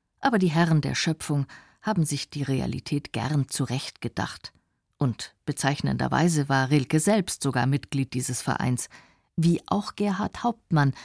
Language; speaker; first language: German; native; German